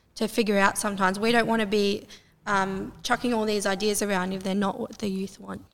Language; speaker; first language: English; native; English